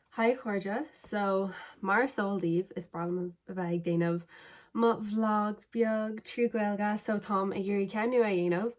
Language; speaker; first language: Irish; non-native, local second language; English